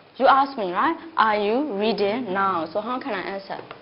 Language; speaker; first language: English; non-native, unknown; Burmese